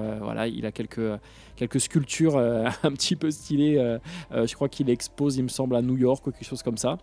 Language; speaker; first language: French; native; French